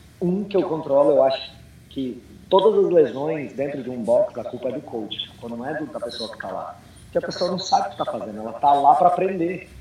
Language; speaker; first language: Portuguese; early bilingual, heritage; Portuguese